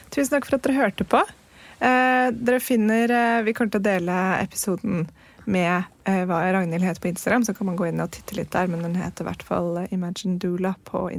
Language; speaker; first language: Norwegian; native; Norwegian